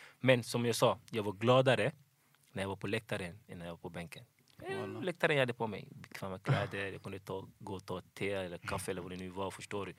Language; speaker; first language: Swedish; early bilingual, other home language; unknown